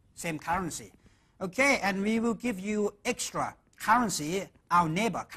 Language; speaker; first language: English; non-native, fluent; Thai